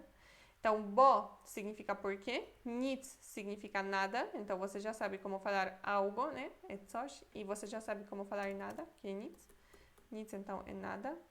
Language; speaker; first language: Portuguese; non-native, fluent; Polish